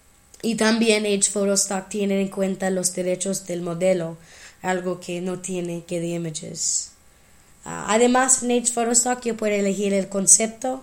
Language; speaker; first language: Spanish; non-native, fluent; English